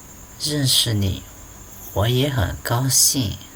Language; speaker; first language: Chinese; non-native, fluent; Hmong